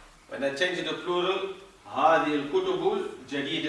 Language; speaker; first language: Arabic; non-native, fluent; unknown